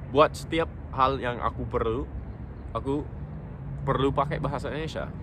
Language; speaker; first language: Indonesian; non-native, local second language; English